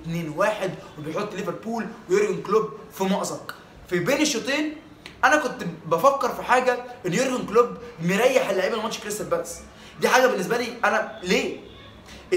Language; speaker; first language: Arabic; native; Arabic